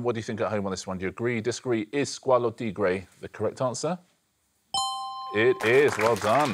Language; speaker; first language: English; native; English